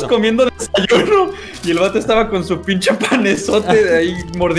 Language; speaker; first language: Spanish; native; Spanish